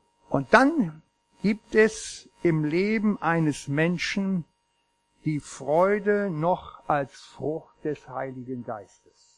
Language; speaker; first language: German; native; German